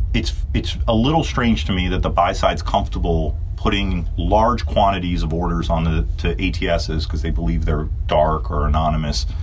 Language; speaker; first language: English; early bilingual, other home language; Turkish